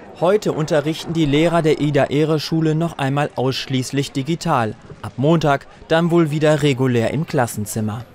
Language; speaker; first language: German; native; German